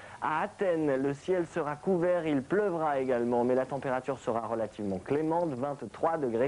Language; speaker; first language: French; native; French